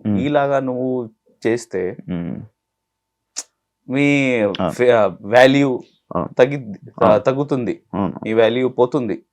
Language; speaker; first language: Telugu; non-native, learner; Hindi